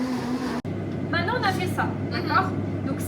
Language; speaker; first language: French; native; French